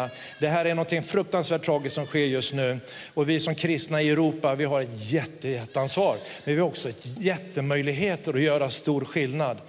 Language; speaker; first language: Swedish; native; Swedish